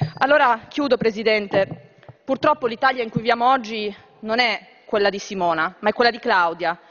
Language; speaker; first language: Italian; native; Italian